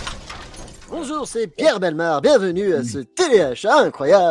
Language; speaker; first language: French; native; French